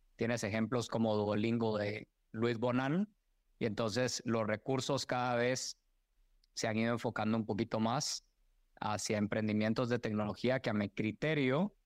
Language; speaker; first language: Spanish; native; Spanish